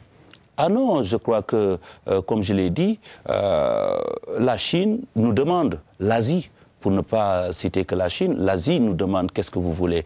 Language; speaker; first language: French; non-native, local second language; Wolof